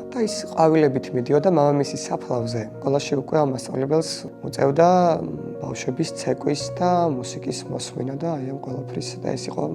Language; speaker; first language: Georgian; non-native, local second language; Mingrelian